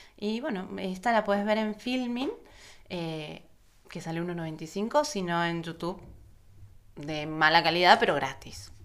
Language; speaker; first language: Spanish; native; Spanish